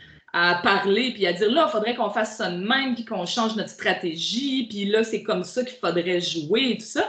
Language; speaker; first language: French; native; French